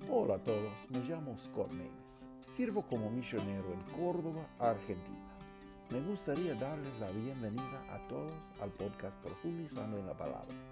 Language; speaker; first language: Spanish; non-native, fluent; English